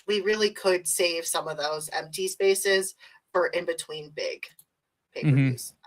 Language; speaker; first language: English; native; English